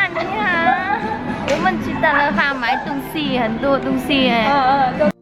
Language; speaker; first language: Chinese; non-native, learner; Vietnamese